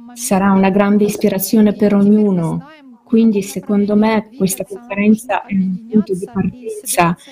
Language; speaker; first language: Italian; non-native, fluent; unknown